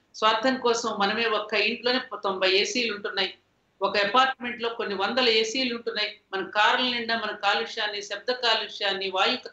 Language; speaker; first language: Telugu; native; Telugu